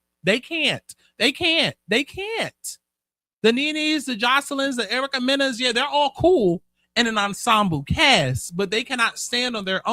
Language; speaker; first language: English; native; English